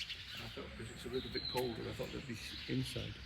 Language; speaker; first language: English; native; English